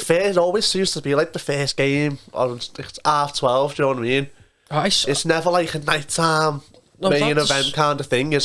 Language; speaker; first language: English; native; English